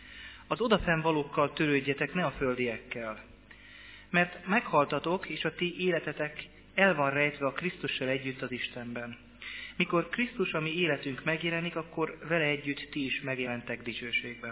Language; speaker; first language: Hungarian; non-native, learner; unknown